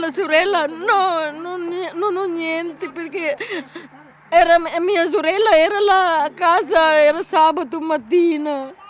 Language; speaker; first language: Italian; non-native, learner; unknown